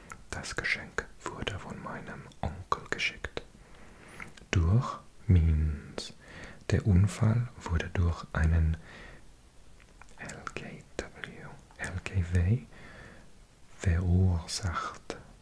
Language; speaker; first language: German; non-native, learner; English